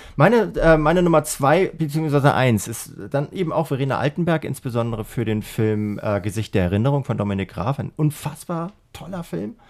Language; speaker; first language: German; native; German